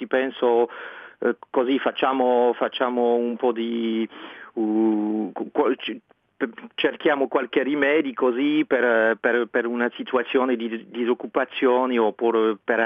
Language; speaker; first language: Italian; non-native, fluent; French